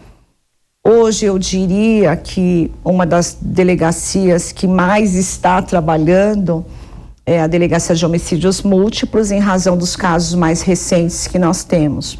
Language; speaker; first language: Portuguese; native; Portuguese